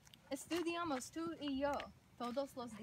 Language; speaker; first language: Spanish; non-native, learner; English